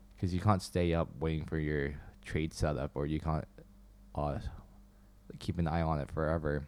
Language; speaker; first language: English; non-native, fluent; Chinese